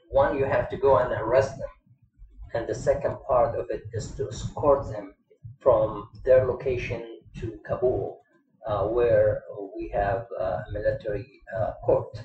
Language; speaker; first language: English; non-native, fluent; Arabic